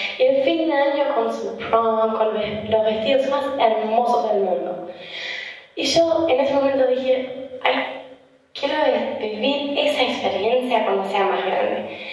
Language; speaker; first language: Spanish; non-native, fluent; German